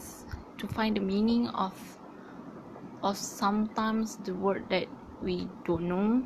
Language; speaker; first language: English; non-native, learner; Malay